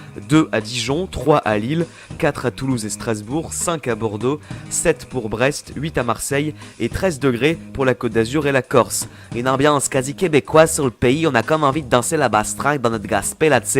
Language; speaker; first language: French; native; French